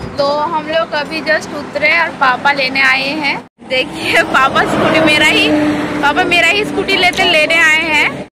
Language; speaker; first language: Hindi; non-native, local second language; Bangla